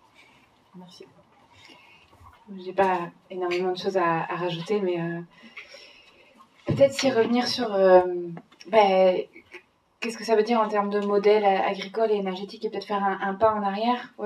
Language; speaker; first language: French; native; French